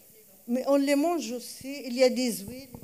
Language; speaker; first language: French; non-native, local second language; Arabic